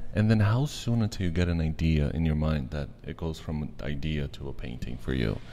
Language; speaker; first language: English; non-native, fluent; Portuguese